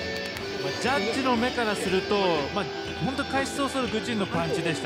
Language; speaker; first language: Japanese; native; Japanese